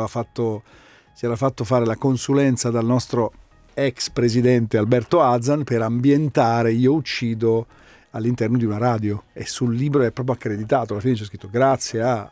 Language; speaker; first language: Italian; native; Italian